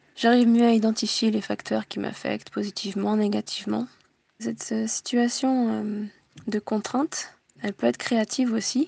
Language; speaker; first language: French; early bilingual, heritage; Japanese